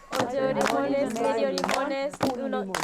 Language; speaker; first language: Spanish; native; Spanish